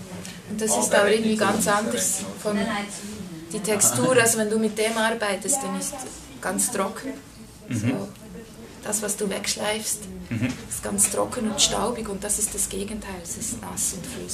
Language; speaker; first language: German; non-native, fluent; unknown